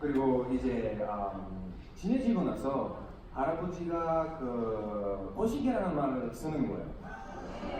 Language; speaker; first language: Korean; non-native, learner; Bulgarian